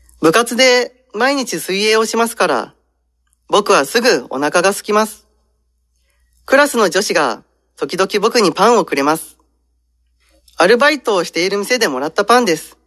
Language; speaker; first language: Japanese; non-native, fluent; Indonesian